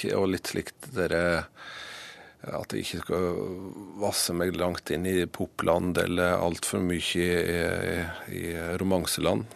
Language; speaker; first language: Norwegian; native; Norwegian